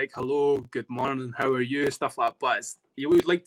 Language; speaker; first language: English; native; English